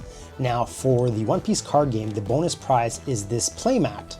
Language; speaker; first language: English; native; English